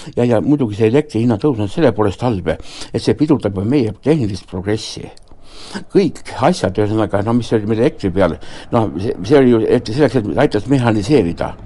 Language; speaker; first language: Estonian; native; Estonian